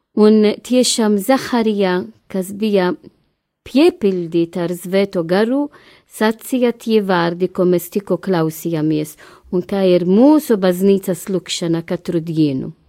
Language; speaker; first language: Latvian; non-native, learner; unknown